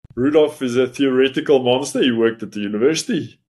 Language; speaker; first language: English; non-native, local second language; Afrikaans